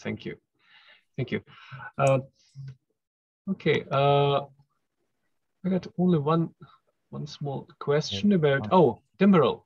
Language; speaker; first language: English; non-native, fluent; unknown